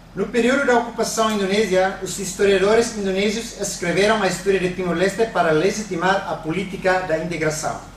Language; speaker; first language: Portuguese; non-native, fluent; Tetum